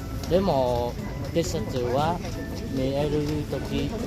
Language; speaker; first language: Japanese; non-native, learner; Vietnamese